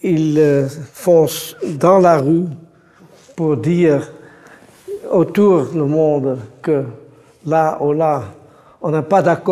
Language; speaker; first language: French; non-native, fluent; Dutch